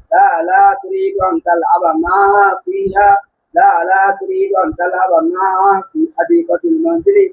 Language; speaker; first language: Arabic; non-native, learner; Bangla